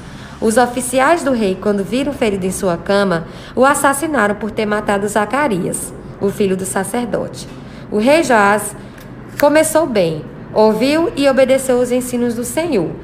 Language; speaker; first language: Portuguese; native; Portuguese